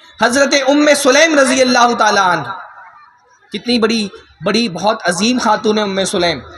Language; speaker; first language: Urdu; native; Urdu